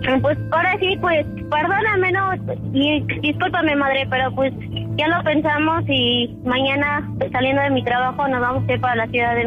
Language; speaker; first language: Spanish; native; Spanish